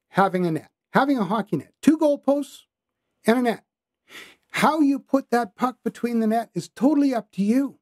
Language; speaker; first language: English; native; English